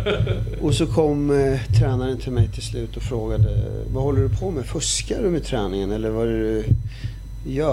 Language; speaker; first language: Swedish; early bilingual, other home language; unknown